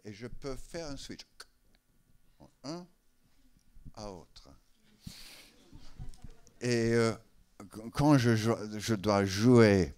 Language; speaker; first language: French; non-native, learner; English